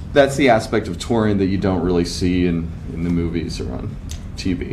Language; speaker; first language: English; native; English